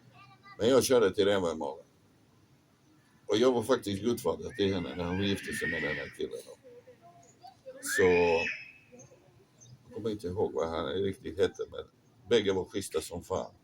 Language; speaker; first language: Swedish; non-native, fluent; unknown